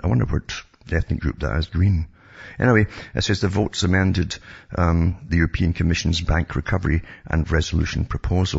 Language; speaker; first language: English; native; English